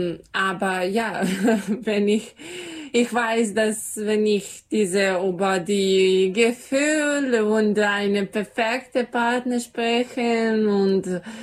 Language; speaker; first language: German; non-native, learner; Serbian